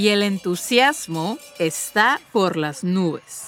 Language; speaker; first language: Spanish; native; Spanish